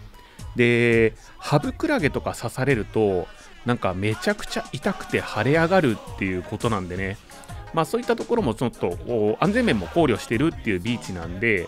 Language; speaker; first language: Japanese; native; Japanese